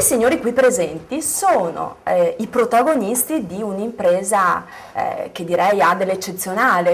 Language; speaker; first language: Italian; native; Italian